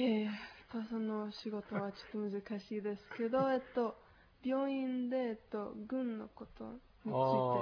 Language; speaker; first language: Japanese; non-native, learner; Spanish